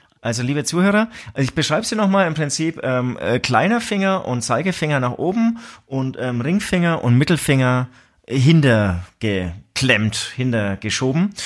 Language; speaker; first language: German; native; German